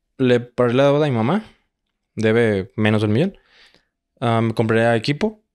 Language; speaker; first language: Spanish; native; Spanish